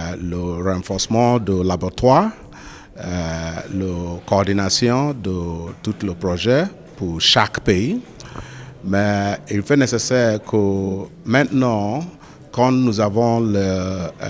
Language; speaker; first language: French; non-native, learner; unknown